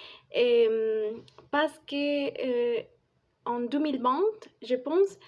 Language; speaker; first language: French; non-native, fluent; Spanish